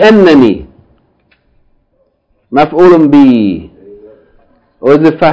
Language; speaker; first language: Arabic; non-native, fluent; English